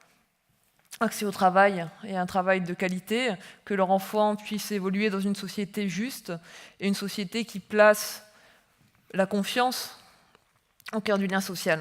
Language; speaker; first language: French; native; French